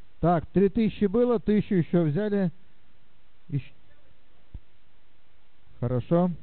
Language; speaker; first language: Russian; native; Russian